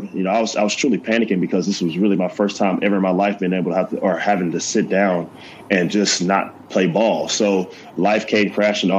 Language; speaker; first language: English; native; English